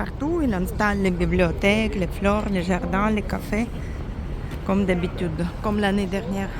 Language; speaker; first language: French; non-native, learner; Russian